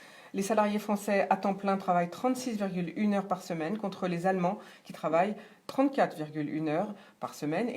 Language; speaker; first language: French; native; French